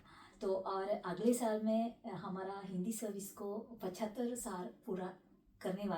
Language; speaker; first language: Hindi; non-native, fluent; Sinhala